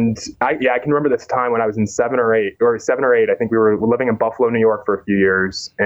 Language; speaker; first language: English; native; English